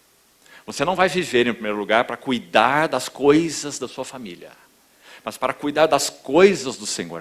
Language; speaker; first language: Portuguese; native; Portuguese